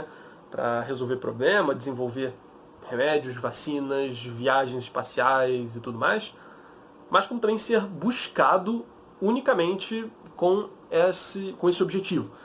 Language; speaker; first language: Portuguese; native; Portuguese